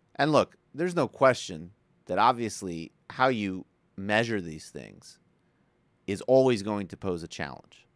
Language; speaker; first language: English; native; English